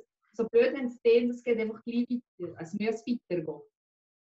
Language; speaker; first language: German; native; German